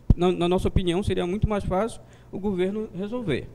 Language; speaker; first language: Portuguese; native; Portuguese